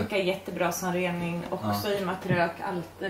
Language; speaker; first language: Swedish; native; Swedish